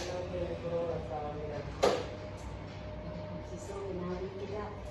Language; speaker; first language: German; non-native, learner; Thai